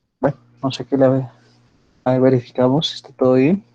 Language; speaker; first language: Spanish; native; Spanish